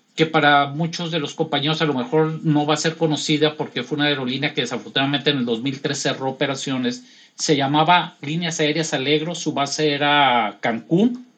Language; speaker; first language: Spanish; native; Spanish